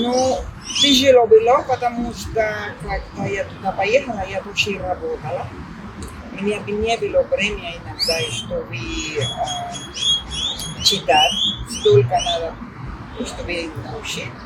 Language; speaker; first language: Russian; non-native, fluent; Spanish